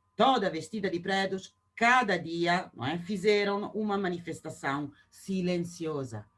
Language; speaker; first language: Portuguese; non-native, fluent; Italian